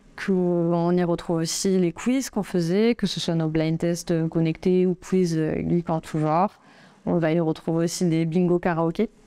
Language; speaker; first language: French; native; French